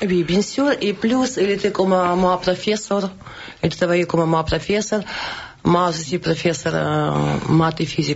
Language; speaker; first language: French; non-native, learner; Russian